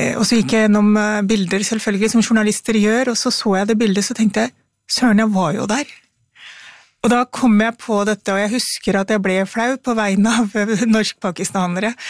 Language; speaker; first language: Norwegian; early bilingual, other home language; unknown